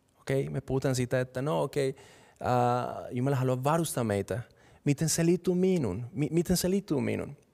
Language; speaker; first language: Finnish; non-native, fluent; Spanish